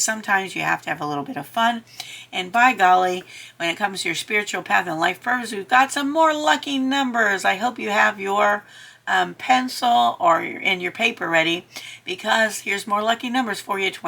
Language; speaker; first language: English; native; English